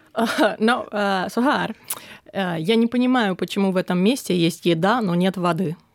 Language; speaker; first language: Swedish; early bilingual, other home language; Russian